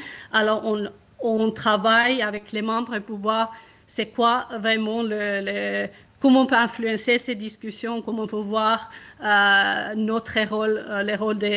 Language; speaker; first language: French; non-native, fluent; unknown